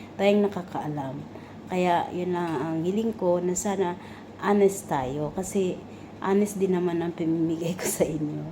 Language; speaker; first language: Filipino; non-native, local second language; Cebuano